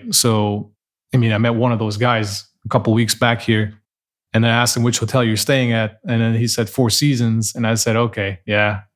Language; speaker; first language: English; non-native, fluent; Portuguese